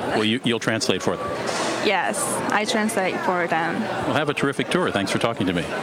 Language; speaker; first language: English; non-native, fluent; Korean